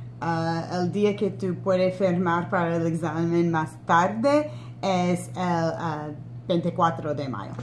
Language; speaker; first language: Spanish; non-native, learner; English